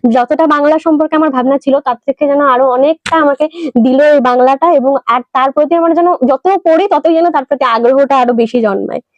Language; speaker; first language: Bangla; native; Bangla